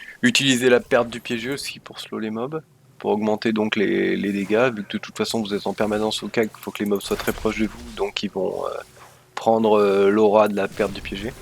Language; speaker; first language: French; native; French